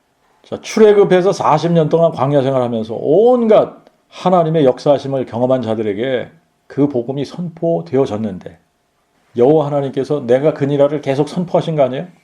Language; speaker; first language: Korean; native; Korean